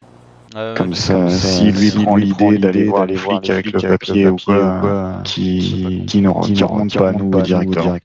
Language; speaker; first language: French; native; French